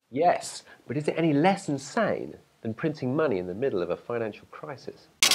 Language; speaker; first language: English; native; English